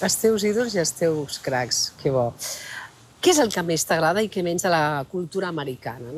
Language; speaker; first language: Catalan; native; Catalan